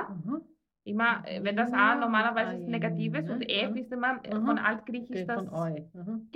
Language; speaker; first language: German; non-native, fluent; Greek